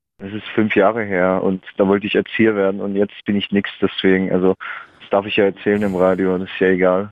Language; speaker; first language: German; non-native, fluent; Russian